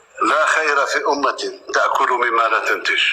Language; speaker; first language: Arabic; native; Arabic